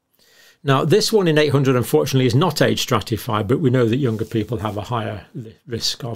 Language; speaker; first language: English; native; English